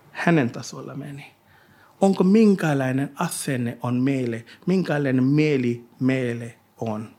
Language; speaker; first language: Finnish; non-native, learner; Hindi